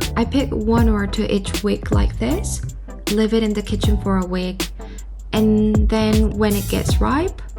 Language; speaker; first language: English; non-native, fluent; Korean